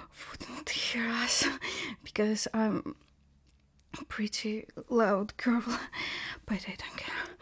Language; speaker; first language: English; non-native, learner; Russian